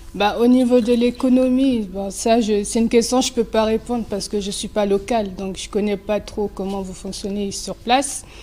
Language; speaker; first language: French; early bilingual, other home language; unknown